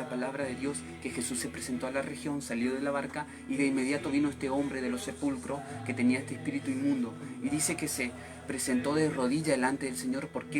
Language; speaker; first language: Spanish; native; Spanish